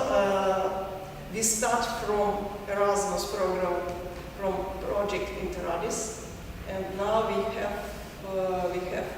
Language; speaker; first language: English; non-native, learner; Ukrainian